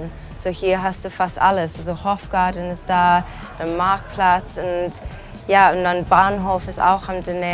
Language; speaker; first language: German; non-native, fluent; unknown